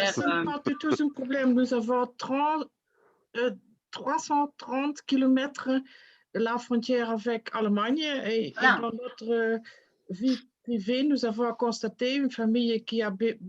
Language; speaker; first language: French; non-native, fluent; Dutch